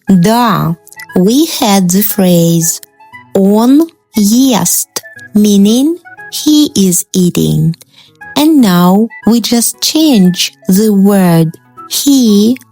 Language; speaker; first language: English; non-native, fluent; Russian